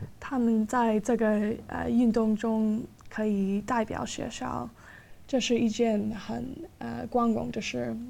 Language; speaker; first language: Chinese; non-native, fluent; English